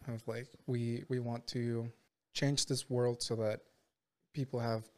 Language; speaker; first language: English; non-native, fluent; Spanish